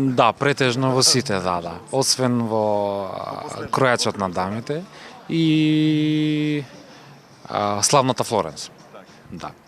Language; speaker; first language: Macedonian; non-native, local second language; Turkish